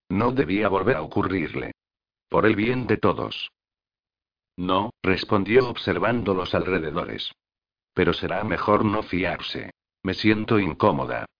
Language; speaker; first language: Spanish; native; Spanish